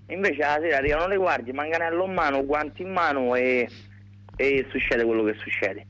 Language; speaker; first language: Italian; non-native, fluent; Greek